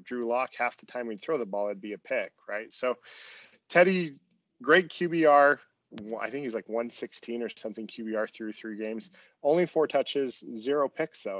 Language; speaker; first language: English; native; English